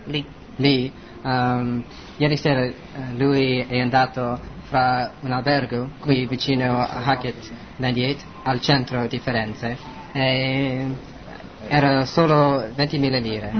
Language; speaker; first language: Italian; non-native, learner; English